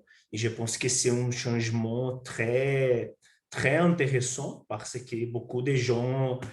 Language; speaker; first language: French; non-native, learner; Portuguese